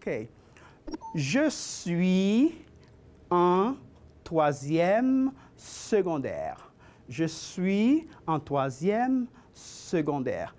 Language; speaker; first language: French; non-native, fluent; Spanish